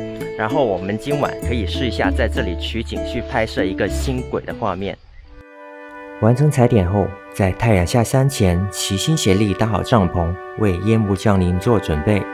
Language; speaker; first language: Chinese; non-native, local second language; Cantonese